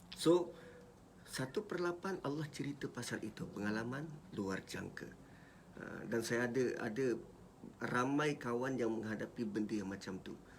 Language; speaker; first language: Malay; native; Malay